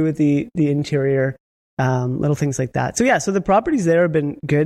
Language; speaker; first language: English; native; English